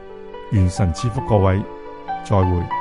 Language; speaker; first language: Chinese; native; Chinese